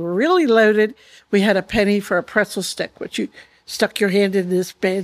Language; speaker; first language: English; native; English